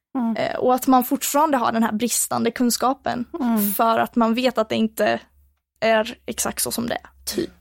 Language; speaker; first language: Swedish; early bilingual, other home language; Romanian